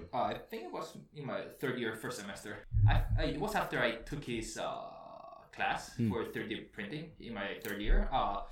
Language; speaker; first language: English; early bilingual, heritage; Spanish